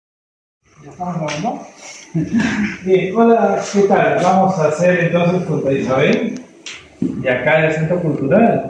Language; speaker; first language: Spanish; native; Spanish